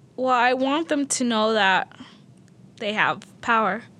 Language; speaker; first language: English; early bilingual, other home language; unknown